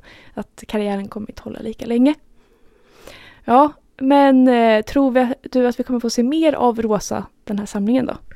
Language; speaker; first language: Swedish; native; Swedish